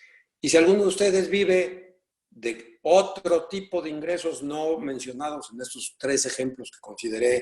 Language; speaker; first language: Spanish; native; Spanish